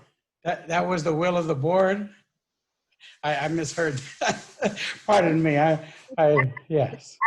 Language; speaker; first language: English; native; English